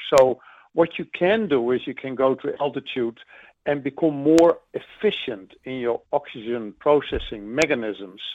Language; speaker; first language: English; non-native, fluent; Dutch